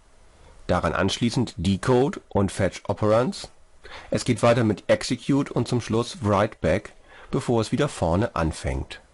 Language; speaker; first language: German; native; German